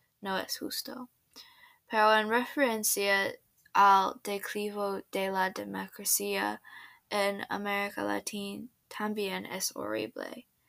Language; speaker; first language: Spanish; non-native, learner; English